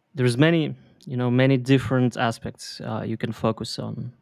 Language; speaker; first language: English; non-native, fluent; Belarusian